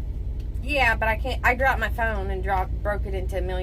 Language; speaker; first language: English; native; English